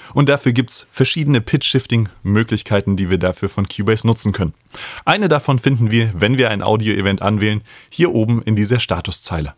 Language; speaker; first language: German; native; German